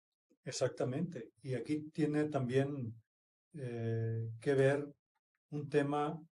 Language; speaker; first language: Spanish; native; Spanish